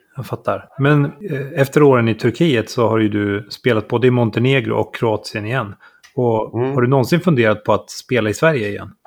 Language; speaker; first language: Swedish; native; Swedish